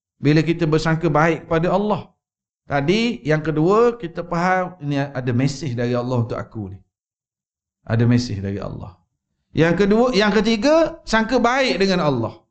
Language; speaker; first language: Malay; native; Malay